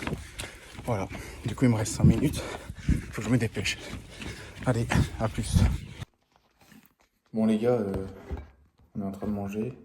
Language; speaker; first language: French; native; French